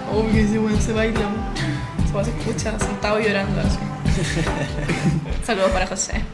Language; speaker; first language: Spanish; native; Spanish